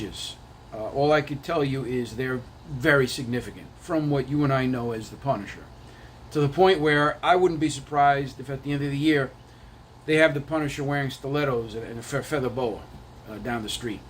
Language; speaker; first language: English; native; English